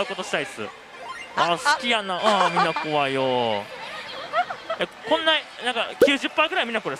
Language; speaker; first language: Japanese; native; Japanese